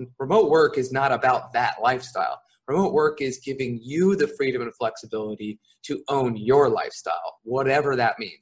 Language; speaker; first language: English; native; English